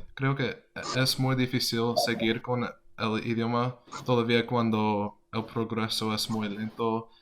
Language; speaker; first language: Spanish; non-native, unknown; English